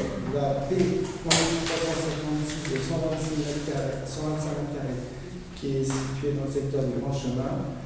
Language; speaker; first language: French; native; French